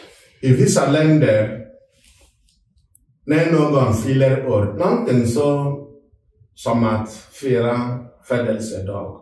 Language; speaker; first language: Swedish; non-native, fluent; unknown